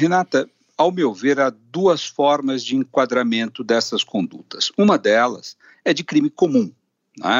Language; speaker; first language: Portuguese; native; Portuguese